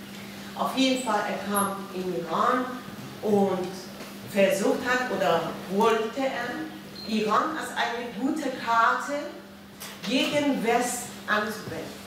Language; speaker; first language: German; non-native, fluent; Persian